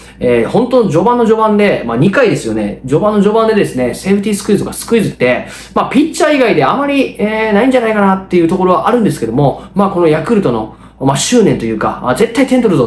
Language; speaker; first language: Japanese; native; Japanese